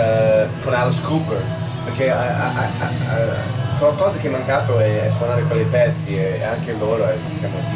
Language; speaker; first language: Italian; non-native, learner; English